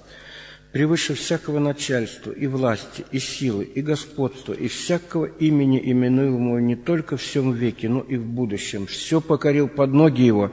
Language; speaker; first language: Russian; native; Russian